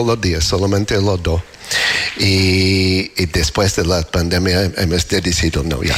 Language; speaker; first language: Spanish; non-native, learner; English